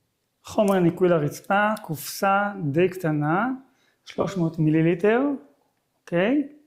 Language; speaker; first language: Hebrew; native; Hebrew